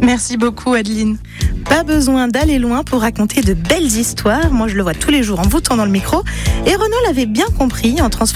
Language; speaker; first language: French; native; French